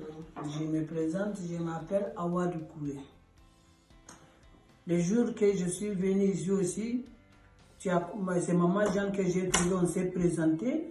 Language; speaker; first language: French; non-native, learner; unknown